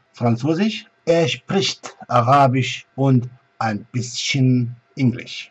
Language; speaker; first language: German; non-native, fluent; Arabic